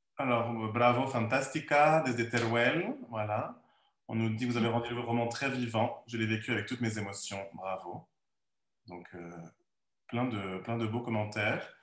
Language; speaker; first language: French; native; French